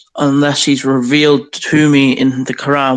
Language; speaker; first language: English; native; English